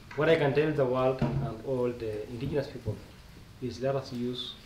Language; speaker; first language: English; non-native, local second language; Masai